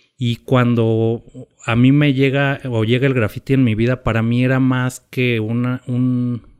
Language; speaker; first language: Spanish; native; Spanish